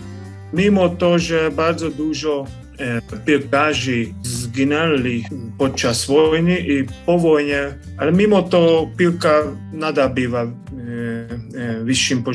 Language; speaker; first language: Polish; non-native, fluent; Hungarian